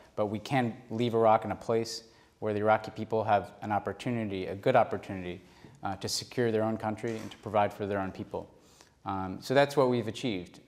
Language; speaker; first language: English; native; English